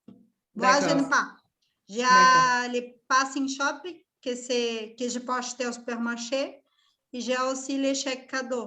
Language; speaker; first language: French; non-native, fluent; Portuguese